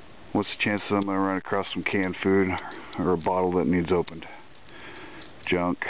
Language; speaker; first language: English; native; English